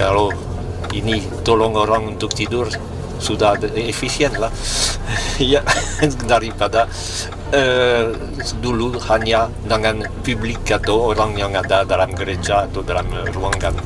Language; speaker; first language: Indonesian; non-native, fluent; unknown